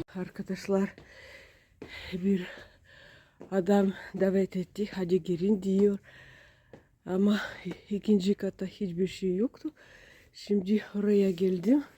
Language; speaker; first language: Turkish; non-native, learner; Russian